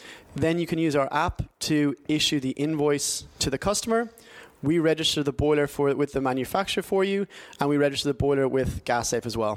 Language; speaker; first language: English; native; English